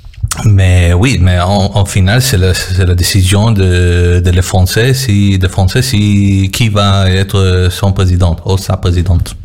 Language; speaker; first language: French; non-native, learner; Hebrew